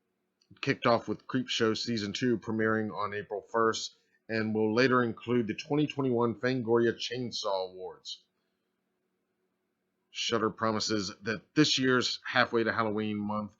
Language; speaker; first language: English; native; English